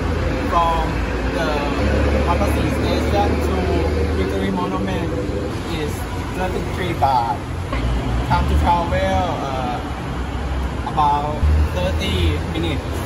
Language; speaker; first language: English; non-native, learner; Thai